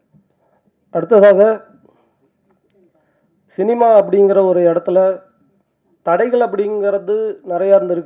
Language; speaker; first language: Tamil; native; Tamil